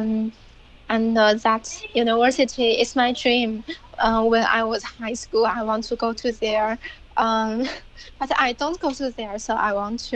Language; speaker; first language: English; non-native, learner; Chinese